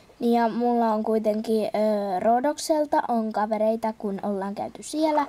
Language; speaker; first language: Finnish; native; Finnish